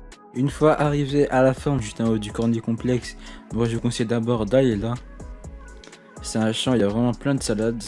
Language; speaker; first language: French; native; French